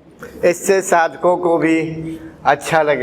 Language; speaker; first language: Hindi; native; Hindi